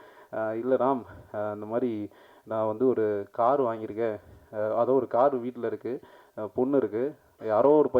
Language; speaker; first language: Tamil; native; Tamil